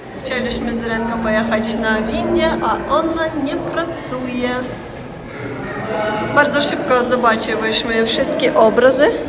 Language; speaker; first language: Polish; non-native, learner; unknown